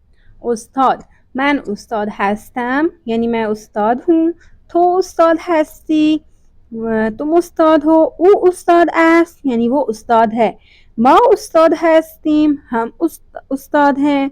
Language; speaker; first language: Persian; non-native, fluent; Urdu